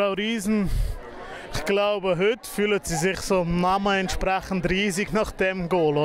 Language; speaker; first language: German; native; German